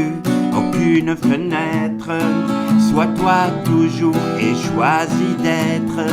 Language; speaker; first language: French; non-native, local second language; Kabyle